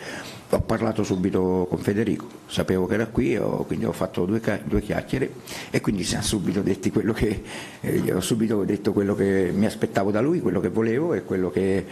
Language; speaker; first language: Italian; native; Italian